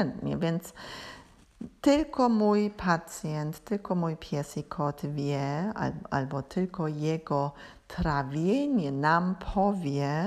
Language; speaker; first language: Polish; non-native, learner; German